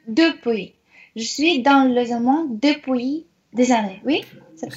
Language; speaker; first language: French; non-native, learner; Russian